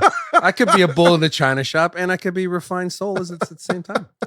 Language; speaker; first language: English; native; English